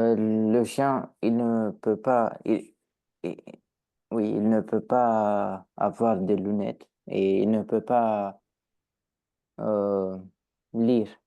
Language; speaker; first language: French; non-native, learner; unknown